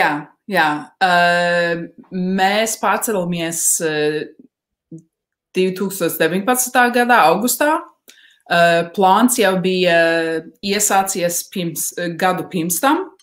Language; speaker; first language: Latvian; early bilingual, heritage; Latvian